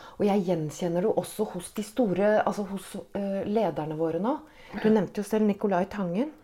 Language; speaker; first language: Norwegian; native; Norwegian